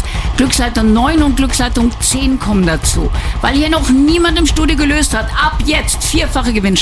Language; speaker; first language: German; native; German